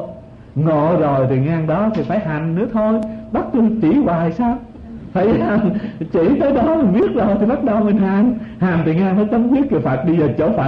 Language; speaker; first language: Vietnamese; native; Vietnamese